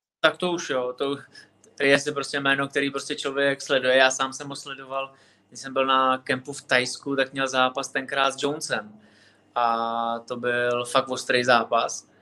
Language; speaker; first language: Czech; native; Czech